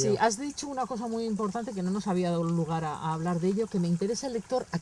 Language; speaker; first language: Spanish; native; Spanish